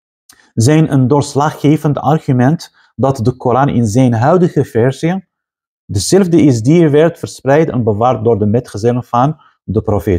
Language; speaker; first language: Dutch; non-native, fluent; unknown